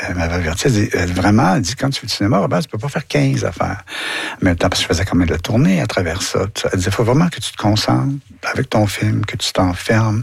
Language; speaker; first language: French; native; French